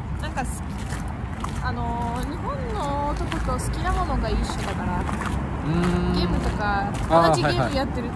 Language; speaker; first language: Japanese; non-native, fluent; Russian